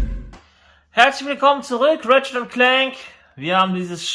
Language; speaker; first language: German; native; German